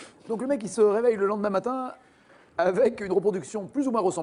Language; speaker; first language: French; native; French